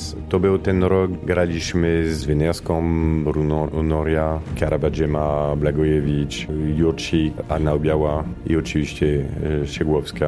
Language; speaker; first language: Polish; non-native, fluent; Italian